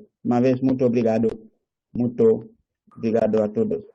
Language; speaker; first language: Portuguese; non-native, learner; Haitian Creole